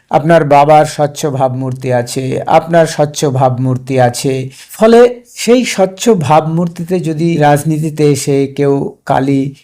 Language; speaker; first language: Bangla; native; Bangla